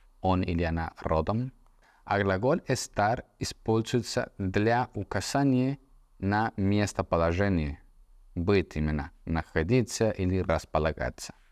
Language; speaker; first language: Russian; non-native, fluent; Spanish